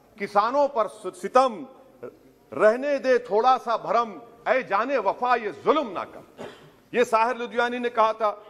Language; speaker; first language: Urdu; native; Urdu